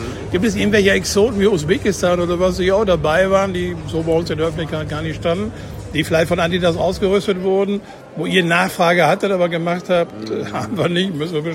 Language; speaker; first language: German; native; German